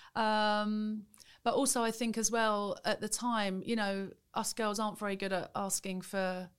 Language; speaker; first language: English; native; English